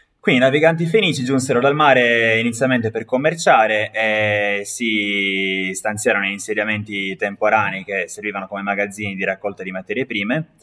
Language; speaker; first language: Italian; non-native, local second language; Sardinian